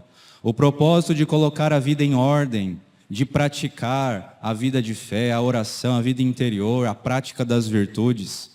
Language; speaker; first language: Portuguese; native; Portuguese